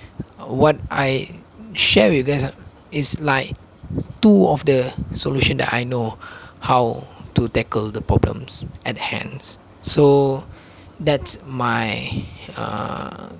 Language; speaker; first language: English; non-native, local second language; Malay